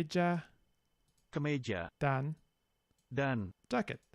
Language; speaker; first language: Indonesian; non-native, learner; English